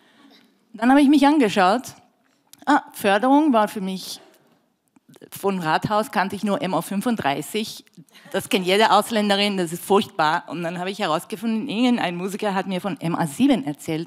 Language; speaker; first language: German; non-native, fluent; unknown